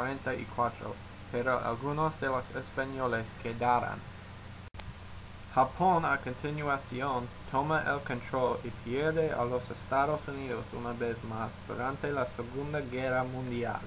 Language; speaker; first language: Spanish; non-native, learner; English